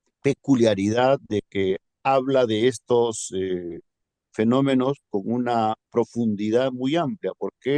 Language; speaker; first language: Spanish; native; Spanish